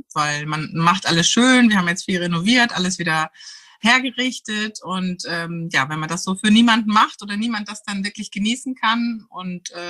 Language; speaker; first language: German; native; German